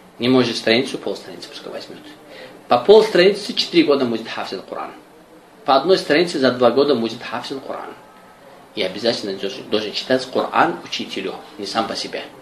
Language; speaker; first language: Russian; non-native, local second language; Azerbaijani